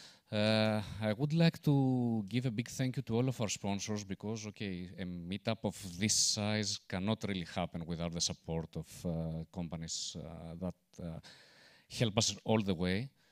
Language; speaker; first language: English; non-native, fluent; Greek